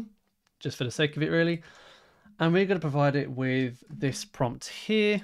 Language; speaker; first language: English; native; English